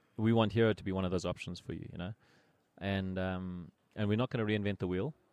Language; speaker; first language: English; native; English